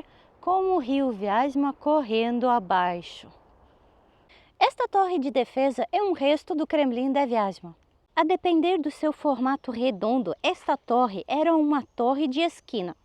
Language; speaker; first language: Portuguese; non-native, fluent; Russian